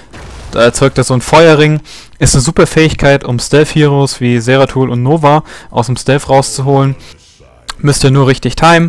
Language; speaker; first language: German; native; German